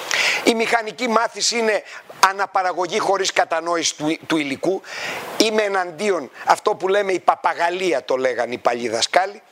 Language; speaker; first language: Greek; native; Greek